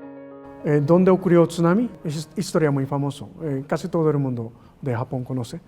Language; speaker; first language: Spanish; non-native, learner; Japanese